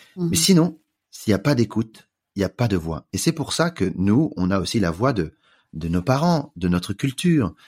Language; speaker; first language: French; native; French